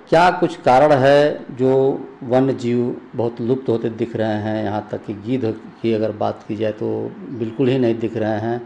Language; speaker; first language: Hindi; native; Hindi